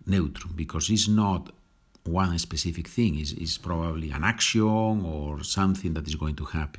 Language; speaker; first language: English; non-native, fluent; Spanish